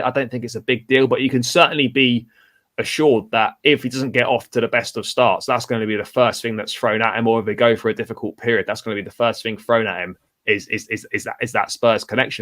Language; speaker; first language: English; native; English